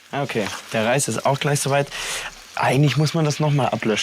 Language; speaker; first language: German; native; German